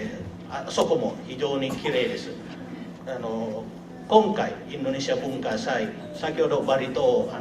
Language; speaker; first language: Japanese; non-native, learner; Indonesian